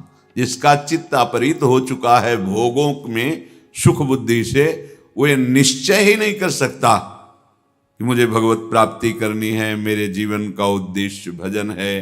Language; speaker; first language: Hindi; native; Hindi